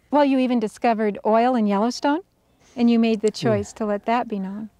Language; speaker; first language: English; native; English